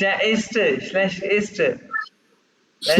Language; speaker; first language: German; non-native, fluent; Urdu